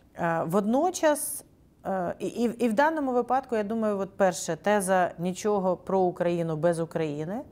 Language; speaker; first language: Ukrainian; native; Ukrainian